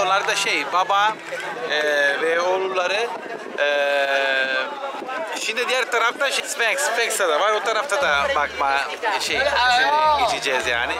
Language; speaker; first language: Turkish; non-native, fluent; Italian